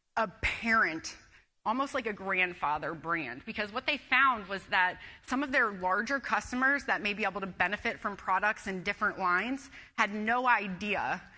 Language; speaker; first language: English; native; English